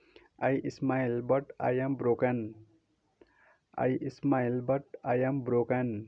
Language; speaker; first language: English; non-native, local second language; Odia